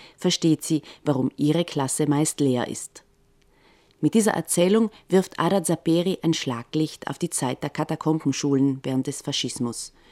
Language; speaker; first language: German; native; German